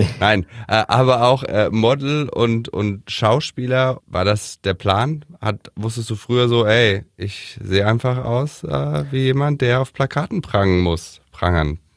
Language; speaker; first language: German; native; German